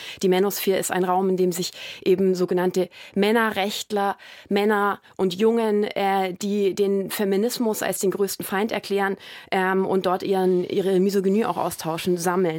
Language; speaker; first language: German; native; German